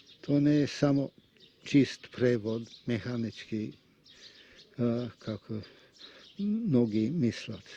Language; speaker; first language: Macedonian; non-native, fluent; Russian